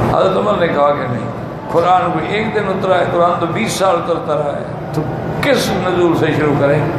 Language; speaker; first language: Urdu; native; Urdu